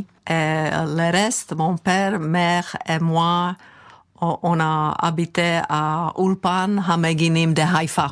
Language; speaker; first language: French; non-native, fluent; Czech